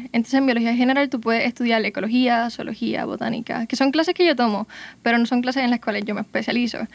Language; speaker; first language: Spanish; native; Spanish